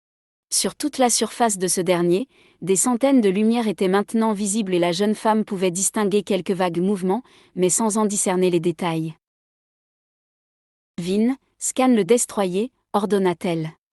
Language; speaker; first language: French; native; French